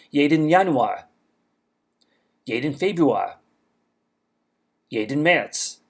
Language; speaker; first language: German; non-native, fluent; English